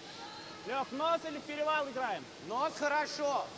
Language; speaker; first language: Russian; native; Russian